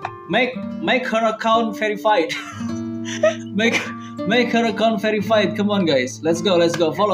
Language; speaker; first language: English; non-native, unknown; Indonesian